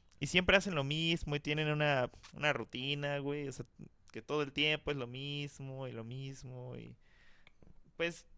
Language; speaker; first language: Spanish; native; Spanish